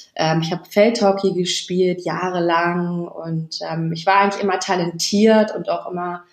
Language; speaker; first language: German; native; German